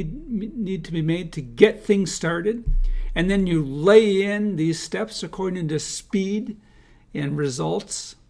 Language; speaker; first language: English; native; English